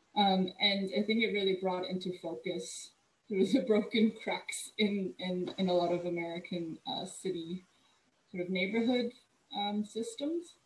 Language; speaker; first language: English; native; English